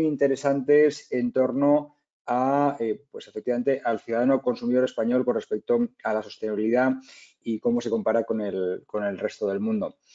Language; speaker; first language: Spanish; native; Spanish